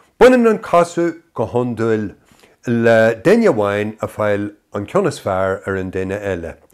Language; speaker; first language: Irish; native; Irish